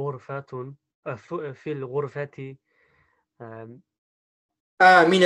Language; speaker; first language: Arabic; non-native, learner; English